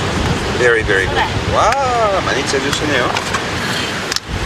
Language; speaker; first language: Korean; non-native, learner; French